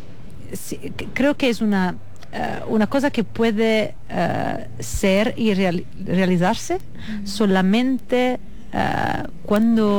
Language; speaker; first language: Spanish; non-native, fluent; Italian